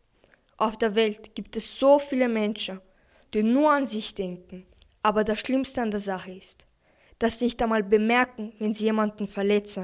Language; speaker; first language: German; early bilingual, other home language; Serbian